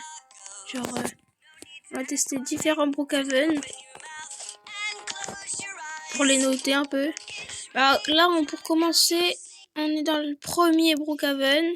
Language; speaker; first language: French; native; French